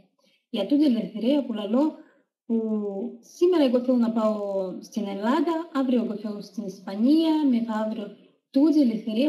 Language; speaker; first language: Greek; non-native, learner; Russian